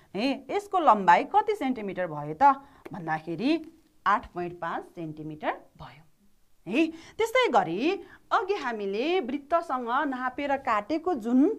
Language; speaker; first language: Nepali; native; Nepali